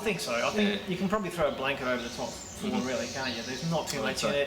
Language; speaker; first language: English; native; English